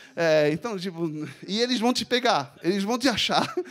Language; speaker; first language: Portuguese; non-native, fluent; French